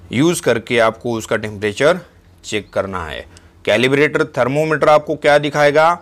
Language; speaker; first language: Hindi; non-native, local second language; Marathi